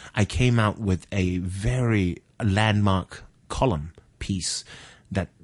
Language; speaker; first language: English; non-native, local second language; Cantonese